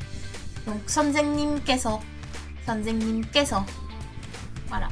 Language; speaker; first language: Korean; non-native, fluent; French